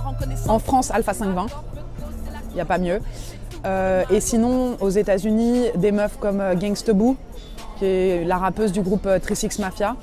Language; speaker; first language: French; native; French